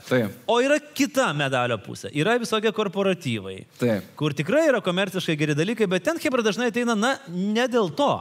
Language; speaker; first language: Lithuanian; native; Lithuanian